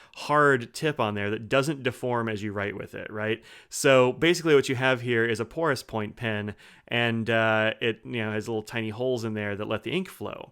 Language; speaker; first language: English; native; English